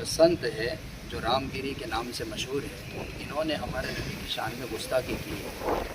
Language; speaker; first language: Urdu; non-native, local second language; Gujarati